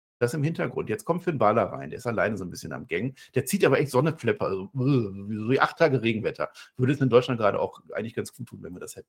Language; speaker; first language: German; native; German